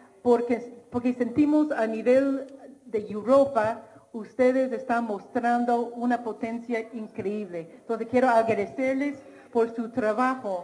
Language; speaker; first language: Spanish; non-native, fluent; English